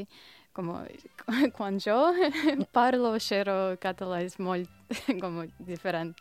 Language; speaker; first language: Catalan; non-native, learner; Russian